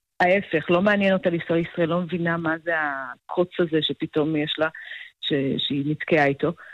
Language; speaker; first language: Hebrew; native; Hebrew